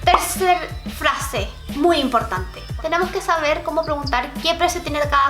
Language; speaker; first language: Spanish; native; Spanish